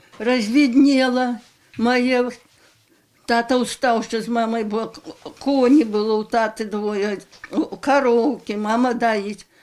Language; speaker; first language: Belarusian; native; Belarusian